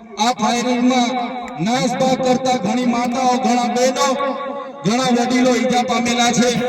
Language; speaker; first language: Gujarati; non-native, local second language; Vasavi